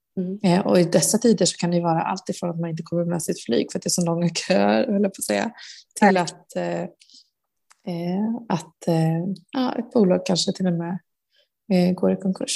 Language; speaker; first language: Swedish; native; Swedish